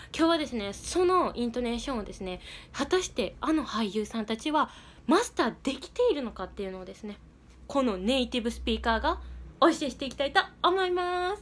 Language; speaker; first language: Japanese; native; Japanese